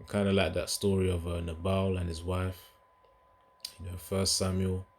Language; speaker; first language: English; native; English